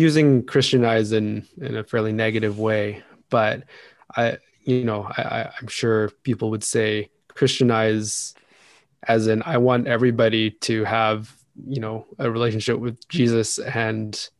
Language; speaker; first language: English; native; English